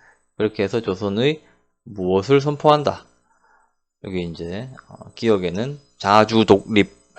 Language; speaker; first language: Korean; native; Korean